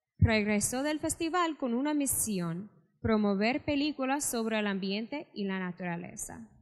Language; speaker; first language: Spanish; native; Spanish